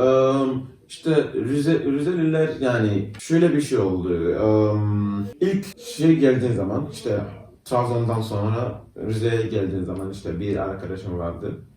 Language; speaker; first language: Turkish; non-native, fluent; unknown